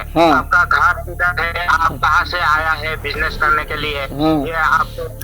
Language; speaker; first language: Hindi; non-native, local second language; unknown